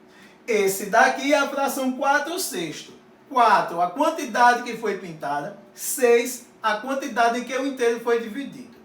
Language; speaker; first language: Portuguese; native; Portuguese